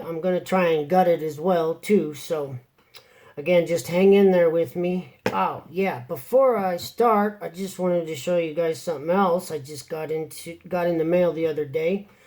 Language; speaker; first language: English; native; English